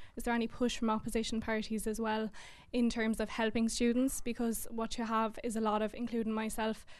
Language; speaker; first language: English; native; English